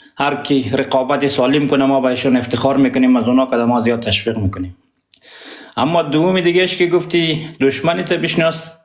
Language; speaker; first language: Persian; non-native, local second language; Pashto